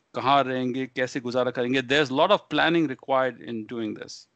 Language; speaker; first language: Hindi; native; Hindi